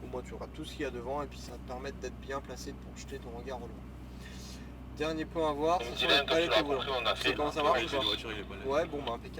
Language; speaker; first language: French; native; French